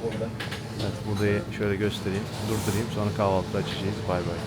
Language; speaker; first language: Turkish; native; Turkish